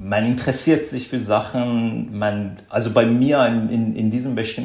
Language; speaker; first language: German; non-native, fluent; Persian